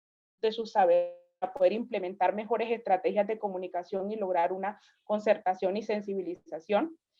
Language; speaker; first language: Spanish; native; Spanish